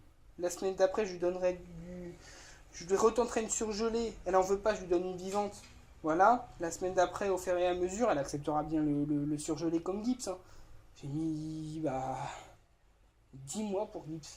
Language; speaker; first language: French; native; French